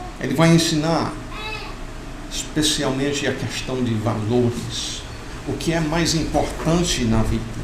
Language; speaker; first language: Portuguese; non-native, fluent; English